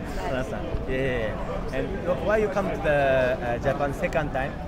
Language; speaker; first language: English; non-native, learner; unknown